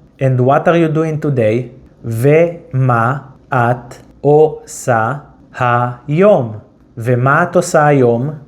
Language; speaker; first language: Hebrew; native; Hebrew